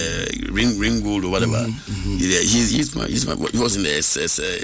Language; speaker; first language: English; non-native, local second language; Akan